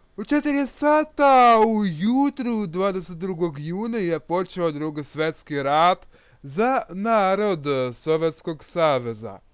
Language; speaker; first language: Croatian; non-native, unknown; Russian